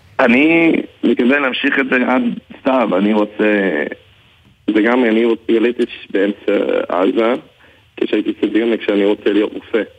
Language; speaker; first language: Hebrew; non-native, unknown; English